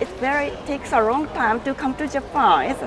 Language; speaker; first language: English; non-native, learner; Japanese